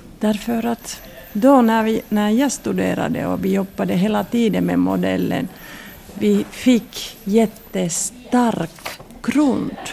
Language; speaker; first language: Swedish; non-native, fluent; Finnish